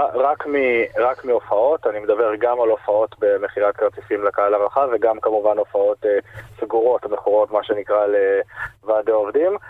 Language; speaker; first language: Hebrew; native; Hebrew